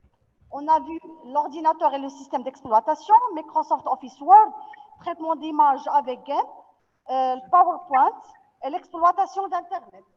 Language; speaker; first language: French; non-native, local second language; Arabic